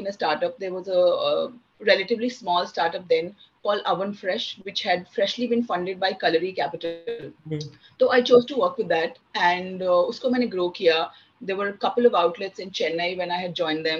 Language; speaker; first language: English; non-native, local second language; Hindi